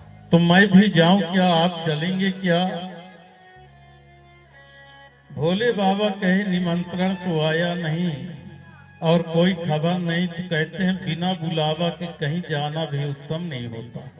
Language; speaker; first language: Hindi; native; Hindi